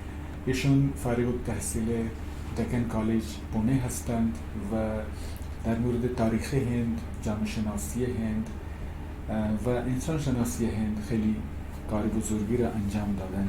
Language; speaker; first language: Persian; non-native, fluent; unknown